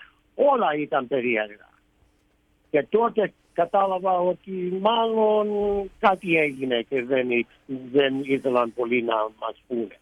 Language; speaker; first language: Greek; early bilingual, heritage; Greek